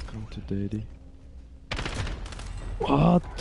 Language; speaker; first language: English; non-native, learner; Ukrainian